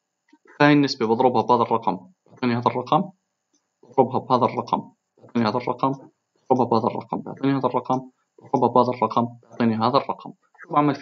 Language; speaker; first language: Arabic; native; Arabic